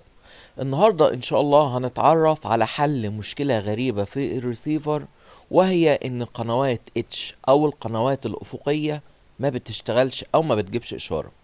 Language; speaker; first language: Arabic; native; Arabic